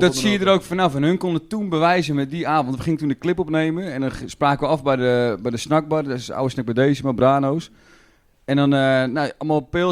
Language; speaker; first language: Dutch; native; Dutch